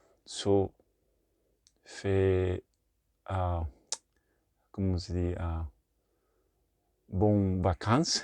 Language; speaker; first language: French; non-native, learner; Spanish